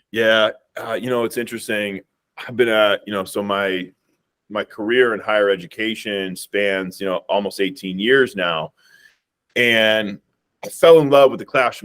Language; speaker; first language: English; native; English